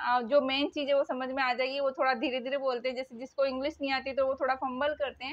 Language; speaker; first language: Hindi; native; Hindi